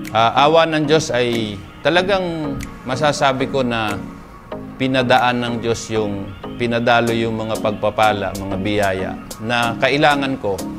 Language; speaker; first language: Filipino; native; Filipino